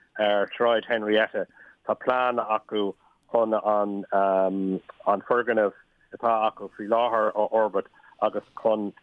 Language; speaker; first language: Irish; non-native, local second language; English